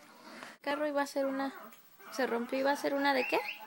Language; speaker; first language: Spanish; native; Spanish